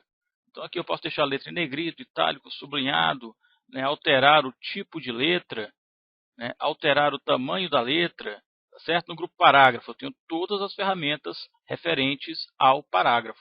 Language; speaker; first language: Portuguese; native; Portuguese